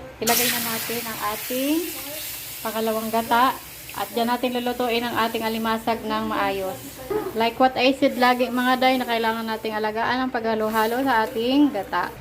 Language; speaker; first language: Filipino; non-native, local second language; Bikol